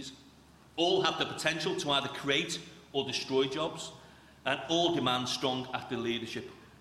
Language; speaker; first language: English; native; English